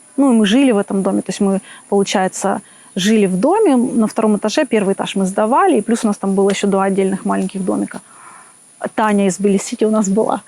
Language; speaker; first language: Russian; native; Russian